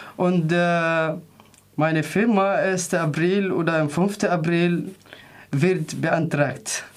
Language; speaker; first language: German; non-native, learner; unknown